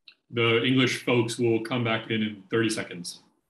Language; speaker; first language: English; native; English